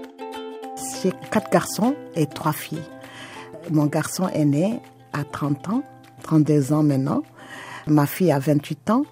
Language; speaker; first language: French; non-native, local second language; Wolof